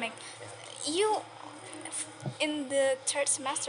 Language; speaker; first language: English; non-native, local second language; Indonesian